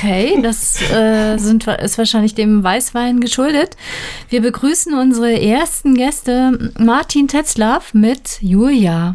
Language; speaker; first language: German; native; German